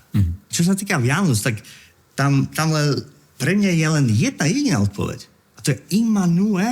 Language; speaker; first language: Slovak; native; Slovak